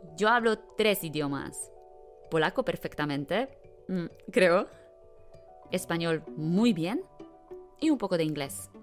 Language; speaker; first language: Spanish; non-native, fluent; Polish